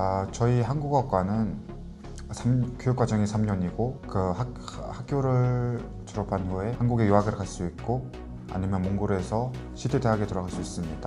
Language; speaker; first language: Korean; non-native, fluent; Mongolian